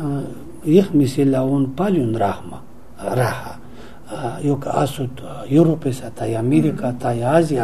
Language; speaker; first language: Finnish; non-native, learner; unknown